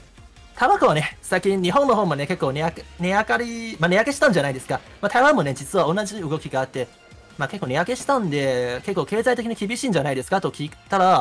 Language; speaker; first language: Japanese; native; Japanese